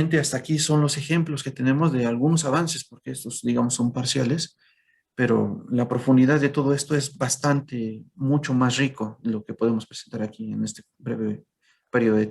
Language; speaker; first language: Spanish; native; Spanish